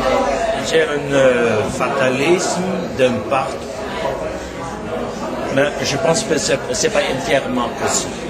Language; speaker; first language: French; non-native, learner; Norwegian